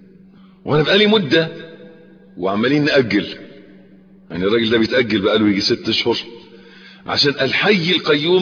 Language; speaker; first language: Arabic; native; Arabic